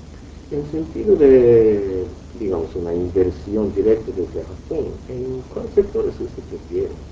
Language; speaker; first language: Spanish; non-native, fluent; Japanese